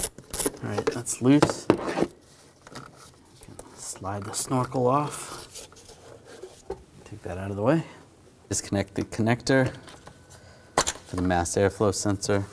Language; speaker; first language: English; native; English